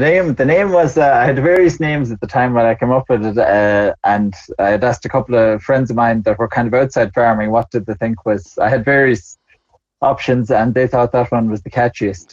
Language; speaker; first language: English; native; English